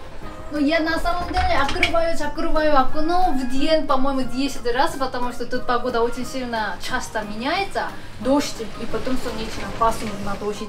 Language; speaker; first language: Russian; non-native, fluent; Korean